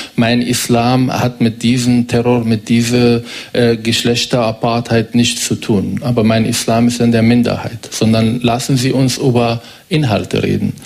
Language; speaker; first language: German; non-native, fluent; Arabic